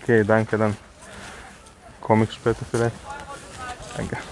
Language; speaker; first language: German; non-native, learner; Russian